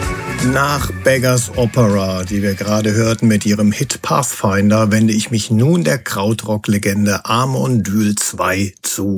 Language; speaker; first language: German; native; German